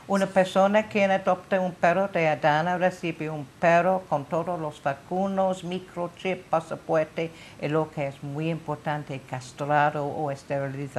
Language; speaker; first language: Spanish; non-native, learner; English